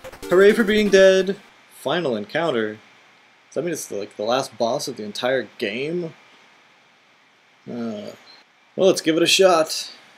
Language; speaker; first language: English; native; English